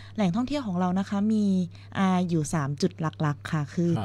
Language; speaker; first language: Thai; native; Thai